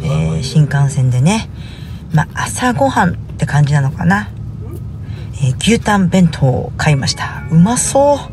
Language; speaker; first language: Japanese; native; Japanese